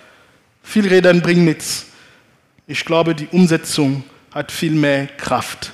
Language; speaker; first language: German; non-native, fluent; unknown